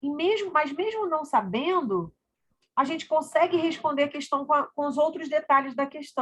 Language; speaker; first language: Portuguese; native; Portuguese